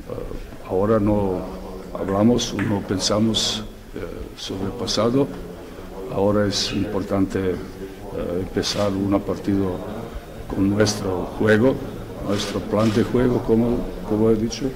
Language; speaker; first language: Spanish; non-native, fluent; Serbian